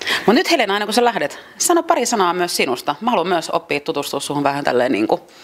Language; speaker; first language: Finnish; early bilingual, other home language; French